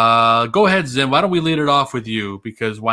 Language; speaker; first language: English; native; English